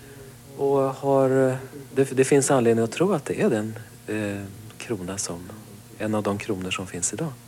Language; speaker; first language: Swedish; native; Swedish